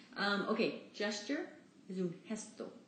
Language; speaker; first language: Spanish; non-native, learner; English